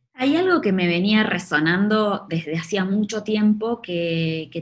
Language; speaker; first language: Spanish; native; Spanish